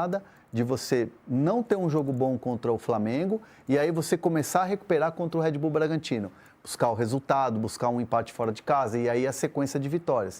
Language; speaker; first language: Portuguese; native; Portuguese